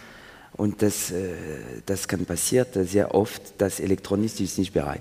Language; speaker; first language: German; non-native, learner; French